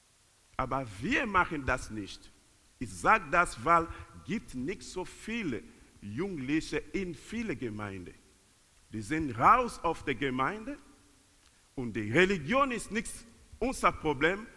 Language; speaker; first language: German; non-native, learner; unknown